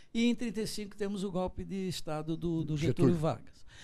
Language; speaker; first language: Portuguese; non-native, local second language; German